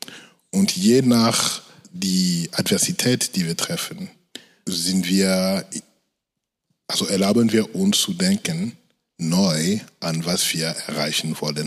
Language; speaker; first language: German; non-native, fluent; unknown